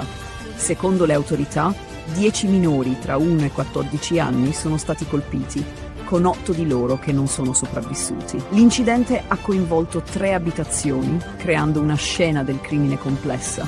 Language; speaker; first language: Italian; native; Italian